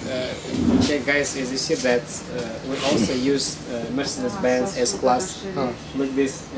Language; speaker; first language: English; non-native, learner; Kazakh